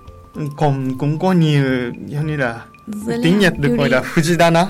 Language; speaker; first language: Vietnamese; non-native, learner; Japanese